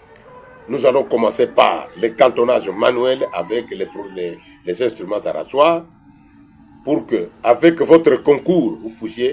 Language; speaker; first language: French; non-native, local second language; Kongo